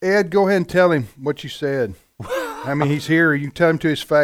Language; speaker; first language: English; native; English